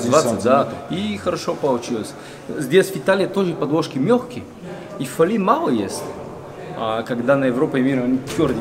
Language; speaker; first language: Russian; non-native, learner; Bulgarian